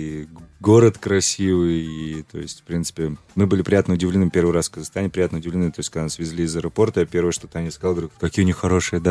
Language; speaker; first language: Russian; native; Russian